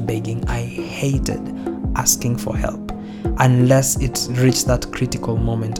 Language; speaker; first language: English; non-native, local second language; Swahili